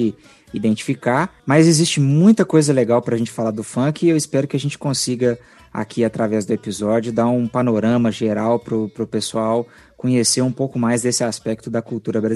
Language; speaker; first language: Portuguese; native; Portuguese